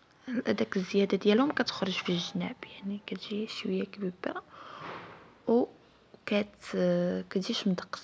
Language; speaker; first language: Arabic; native; Arabic